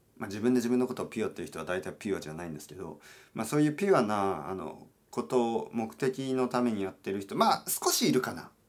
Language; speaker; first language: Japanese; native; Japanese